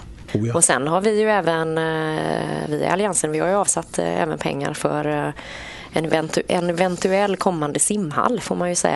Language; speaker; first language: Swedish; native; Swedish